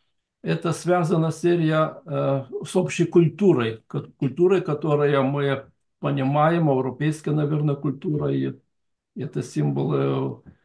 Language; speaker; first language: Russian; non-native, fluent; Lithuanian